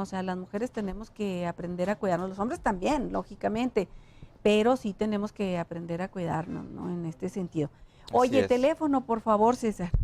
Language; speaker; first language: Spanish; native; Spanish